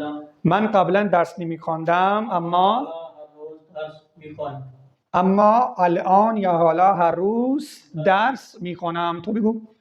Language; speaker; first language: Persian; non-native, fluent; Urdu